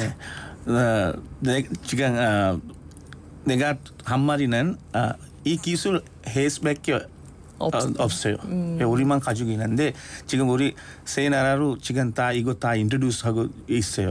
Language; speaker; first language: Korean; non-native, learner; Sinhala